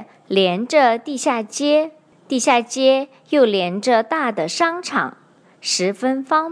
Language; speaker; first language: Chinese; native; Chinese